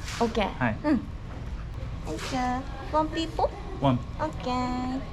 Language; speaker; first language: English; non-native, learner; Korean